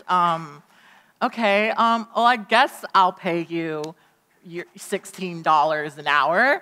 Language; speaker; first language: English; native; English